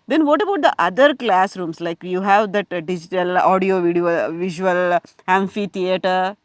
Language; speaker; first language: English; non-native, local second language; Telugu